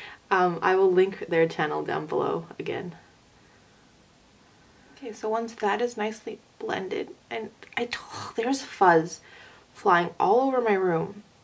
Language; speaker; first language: English; early bilingual, other home language; Arabic